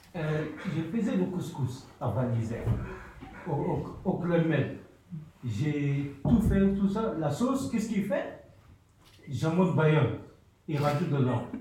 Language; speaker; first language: French; non-native, fluent; Soninke